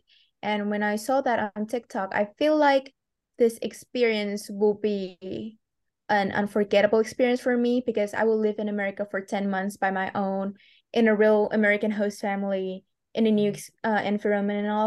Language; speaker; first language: English; non-native, fluent; Indonesian